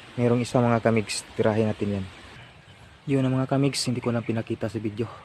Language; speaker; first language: Filipino; non-native, local second language; Cebuano